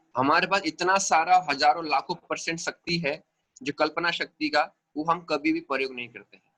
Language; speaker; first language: Hindi; native; Hindi